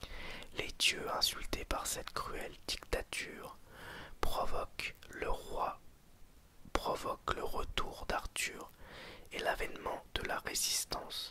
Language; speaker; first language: French; native; French